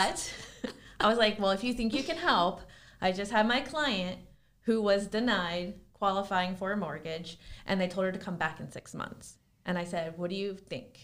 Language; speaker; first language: English; native; English